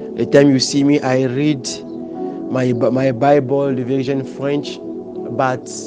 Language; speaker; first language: English; non-native, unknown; Lingala